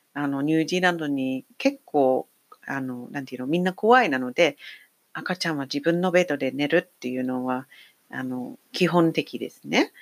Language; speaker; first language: Japanese; non-native, fluent; English